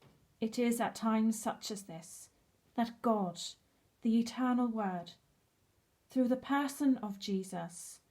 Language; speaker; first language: English; native; English